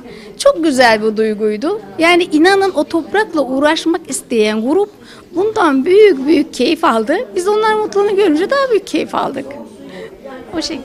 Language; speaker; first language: Turkish; native; Turkish